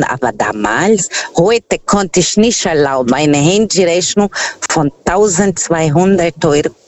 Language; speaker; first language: German; non-native, fluent; Portuguese